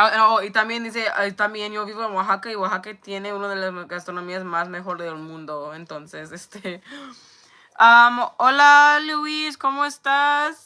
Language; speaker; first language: Spanish; non-native, learner; English